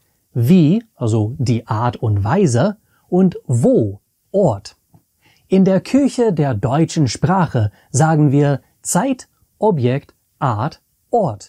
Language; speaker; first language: German; non-native, fluent; English